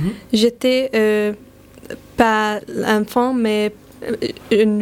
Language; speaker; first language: French; non-native, learner; Finnish